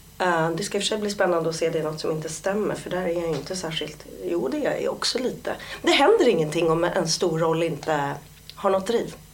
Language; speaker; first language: Swedish; early bilingual, other home language; Polish